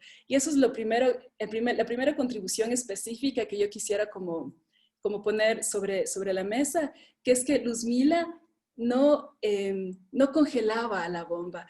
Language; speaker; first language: Spanish; native; Spanish